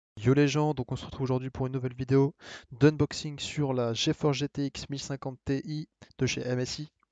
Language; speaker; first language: French; native; French